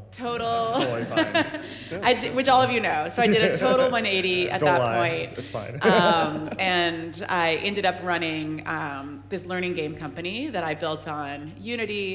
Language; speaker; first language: English; native; English